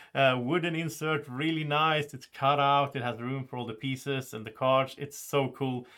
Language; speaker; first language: English; non-native, fluent; Swedish